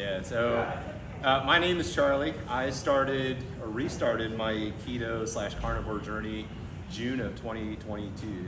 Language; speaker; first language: English; native; English